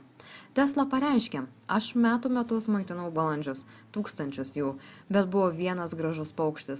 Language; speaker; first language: Lithuanian; native; Lithuanian